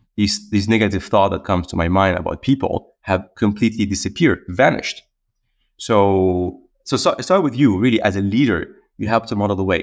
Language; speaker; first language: English; non-native, fluent; Arabic